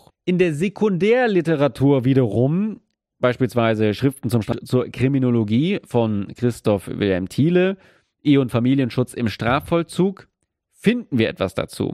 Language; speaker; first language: German; native; German